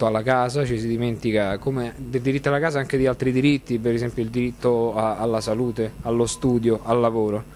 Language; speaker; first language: Italian; native; Italian